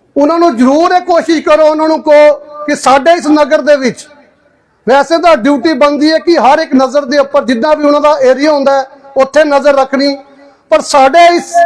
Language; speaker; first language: Punjabi; native; Punjabi